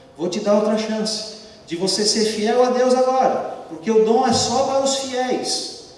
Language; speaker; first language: Portuguese; native; Portuguese